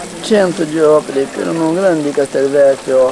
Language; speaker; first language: Italian; non-native, learner; Portuguese